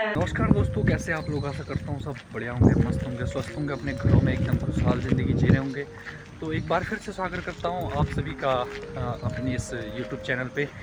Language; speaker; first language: Hindi; native; Hindi